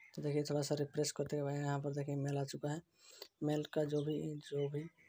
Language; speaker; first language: Hindi; native; Hindi